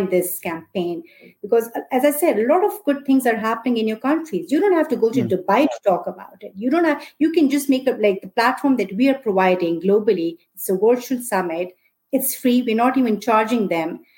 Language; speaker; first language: English; non-native, local second language; Urdu